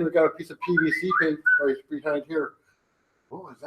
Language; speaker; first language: English; native; English